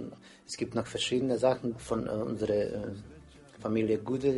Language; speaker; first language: German; non-native, fluent; Croatian